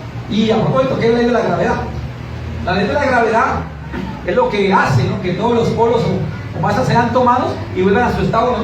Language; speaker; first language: Spanish; native; Spanish